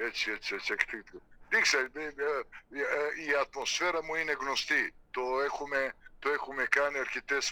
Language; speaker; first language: Greek; non-native, fluent; Serbian